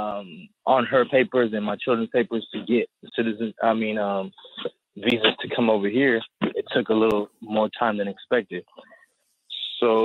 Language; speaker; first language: English; native; English